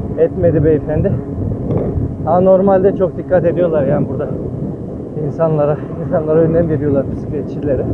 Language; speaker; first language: Turkish; early bilingual, heritage; Turkish